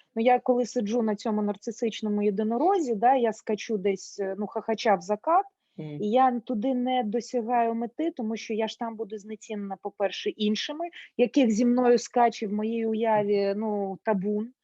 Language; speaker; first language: Ukrainian; non-native, local second language; Russian